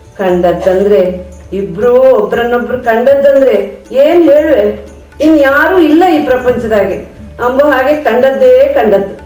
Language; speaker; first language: Kannada; native; Kannada